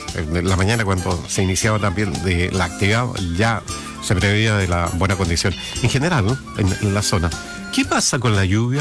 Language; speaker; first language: Spanish; native; Spanish